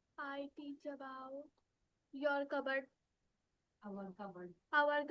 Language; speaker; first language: English; non-native, learner; Hindi